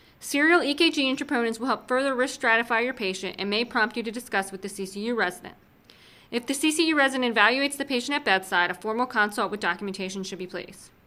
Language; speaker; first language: English; native; English